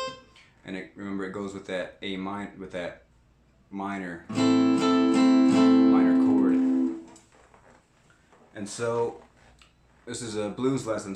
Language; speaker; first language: English; native; English